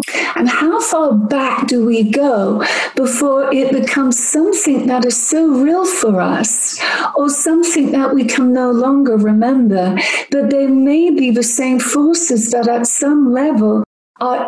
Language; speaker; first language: English; native; English